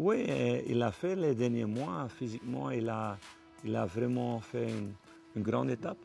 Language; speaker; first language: French; non-native, fluent; Dutch